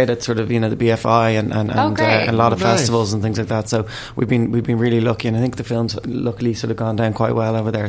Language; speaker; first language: English; native; English